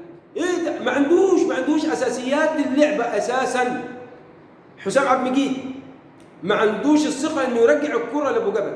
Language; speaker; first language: Arabic; native; Arabic